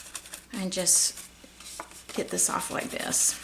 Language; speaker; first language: English; native; English